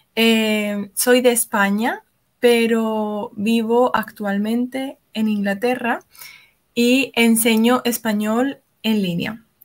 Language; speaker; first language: Spanish; native; Spanish